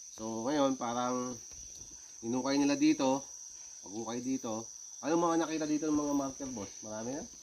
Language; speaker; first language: Filipino; non-native, local second language; Cebuano